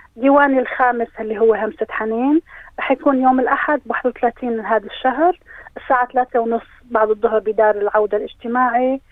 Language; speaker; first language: Arabic; native; Arabic